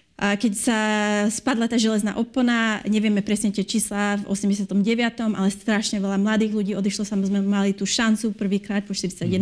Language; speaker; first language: Slovak; early bilingual, heritage; Slovak